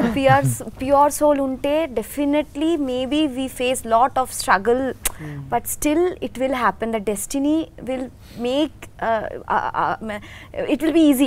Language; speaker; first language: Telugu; non-native, learner; Bangla